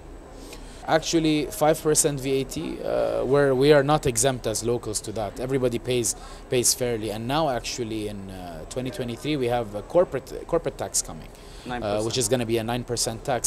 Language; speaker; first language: English; non-native, local second language; Arabic